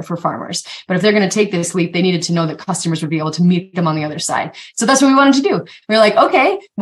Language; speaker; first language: English; native; English